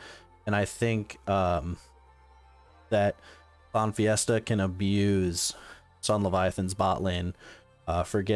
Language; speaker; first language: English; native; English